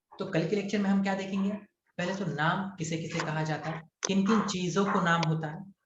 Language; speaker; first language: Hindi; non-native, local second language; Marathi